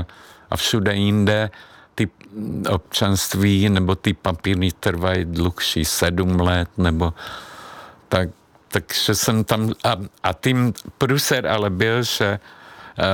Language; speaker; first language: Czech; non-native, fluent; Hungarian